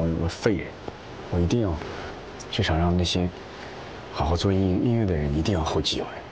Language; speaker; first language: Chinese; native; Chinese